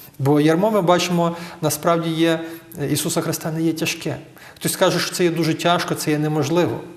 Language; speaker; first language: Ukrainian; native; Ukrainian